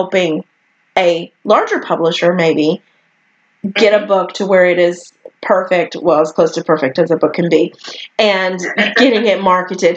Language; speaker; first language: English; native; English